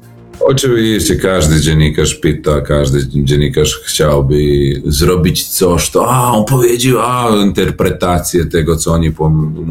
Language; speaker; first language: Polish; non-native, learner; Serbian